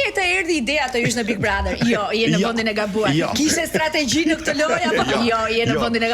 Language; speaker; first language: Albanian; native; Albanian